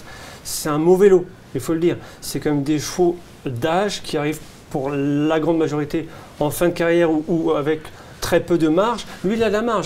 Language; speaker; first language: French; native; French